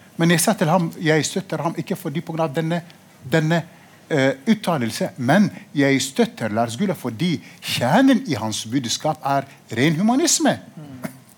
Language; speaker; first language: Norwegian; non-native, fluent; Arabic